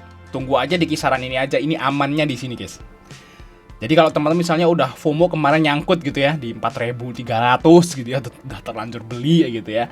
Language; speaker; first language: Indonesian; native; Indonesian